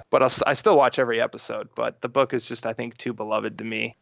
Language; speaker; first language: English; native; English